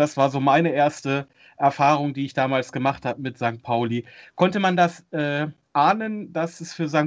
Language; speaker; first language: German; native; German